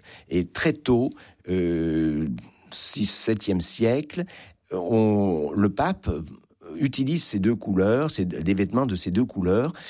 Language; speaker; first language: French; native; French